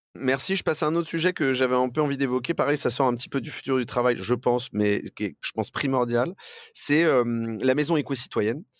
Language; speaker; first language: French; native; French